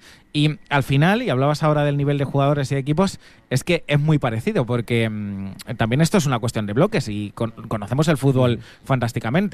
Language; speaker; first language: Spanish; native; Spanish